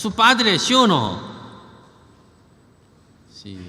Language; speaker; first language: Spanish; non-native, learner; Korean